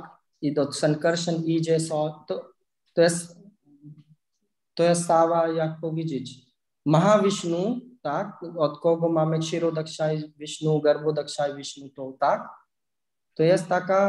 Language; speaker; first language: Polish; non-native, learner; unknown